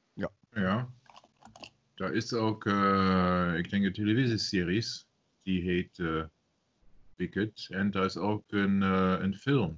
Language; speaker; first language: Dutch; non-native, fluent; German